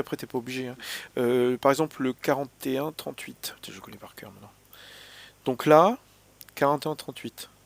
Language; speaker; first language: French; native; French